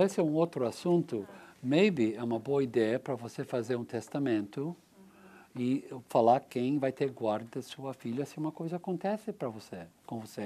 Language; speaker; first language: Portuguese; non-native, learner; English